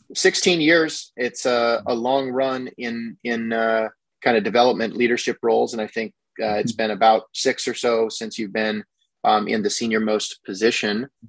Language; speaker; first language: English; native; English